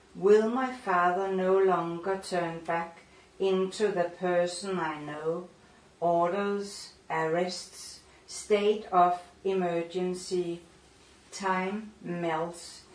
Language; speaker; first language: English; non-native, fluent; Danish